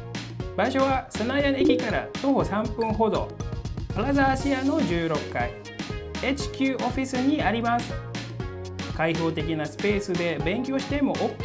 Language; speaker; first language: Japanese; non-native, fluent; Indonesian